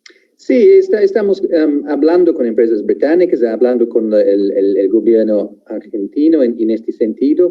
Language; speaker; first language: Spanish; non-native, fluent; English